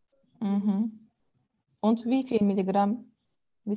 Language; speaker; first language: German; non-native, learner; Turkish